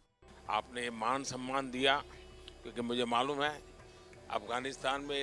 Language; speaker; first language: Hindi; non-native, local second language; Gujarati